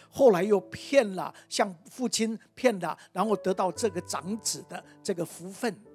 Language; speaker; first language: Chinese; native; Chinese